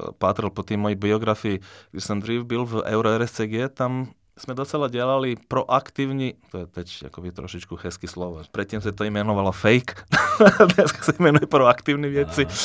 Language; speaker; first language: Czech; non-native, fluent; Serbian